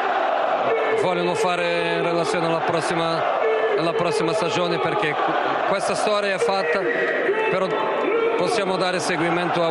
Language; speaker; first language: Italian; non-native, fluent; Portuguese